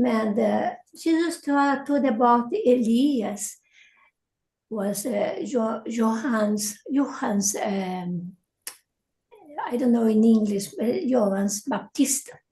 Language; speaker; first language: English; non-native, learner; Portuguese